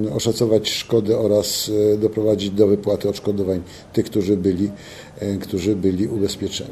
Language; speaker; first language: Polish; native; Polish